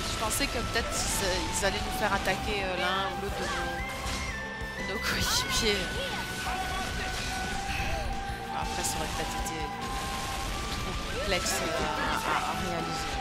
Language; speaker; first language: French; native; French